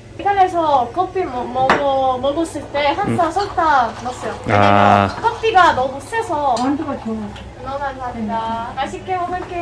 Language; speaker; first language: Korean; non-native, learner; Italian